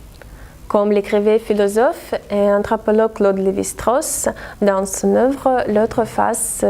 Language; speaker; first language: French; non-native, fluent; Russian